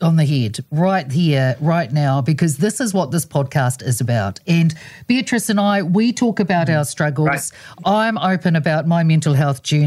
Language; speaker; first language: English; non-native, local second language; Samoan